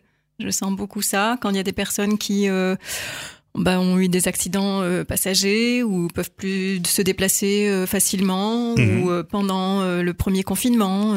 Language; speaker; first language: French; native; French